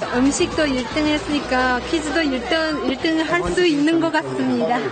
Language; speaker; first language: Korean; non-native, learner; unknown